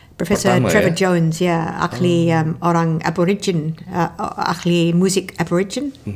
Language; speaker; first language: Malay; non-native, fluent; English